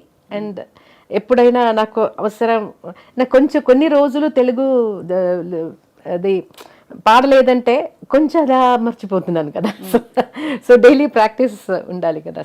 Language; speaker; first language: Telugu; non-native, fluent; Malayalam